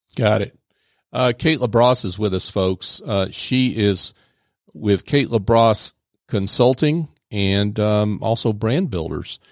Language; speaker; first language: English; native; English